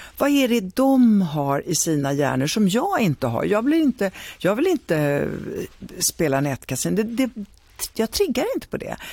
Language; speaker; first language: Swedish; early bilingual, other home language; Italian